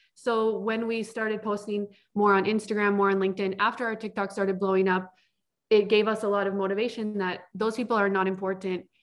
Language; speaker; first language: English; native; English